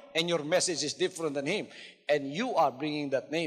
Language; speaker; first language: English; non-native, local second language; Filipino